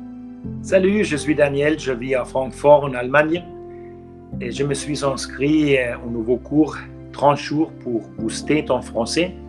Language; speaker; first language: French; non-native, learner; German